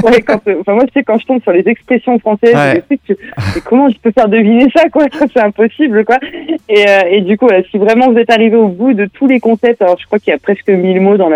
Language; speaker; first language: French; native; French